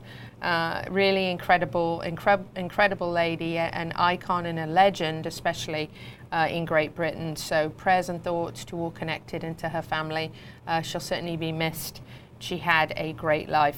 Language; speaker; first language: English; native; English